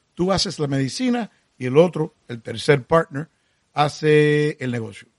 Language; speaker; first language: Spanish; early bilingual, heritage; Spanish